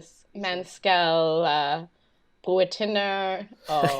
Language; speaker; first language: Danish; non-native, learner; English